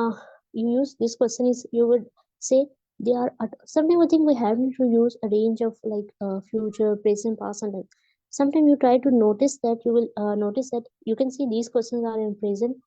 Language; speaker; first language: English; non-native, fluent; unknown